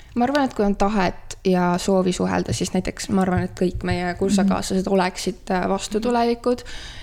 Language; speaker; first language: Estonian; native; Estonian